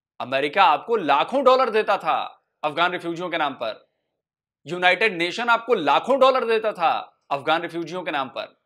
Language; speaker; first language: Hindi; native; Hindi